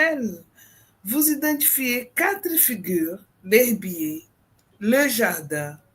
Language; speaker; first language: French; non-native, fluent; Portuguese